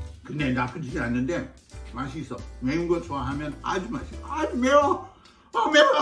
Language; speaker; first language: Korean; non-native, fluent; English